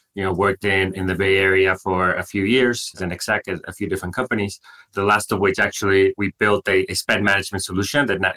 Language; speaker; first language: English; non-native, fluent; Spanish